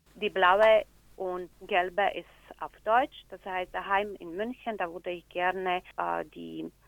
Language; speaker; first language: German; non-native, fluent; Slovak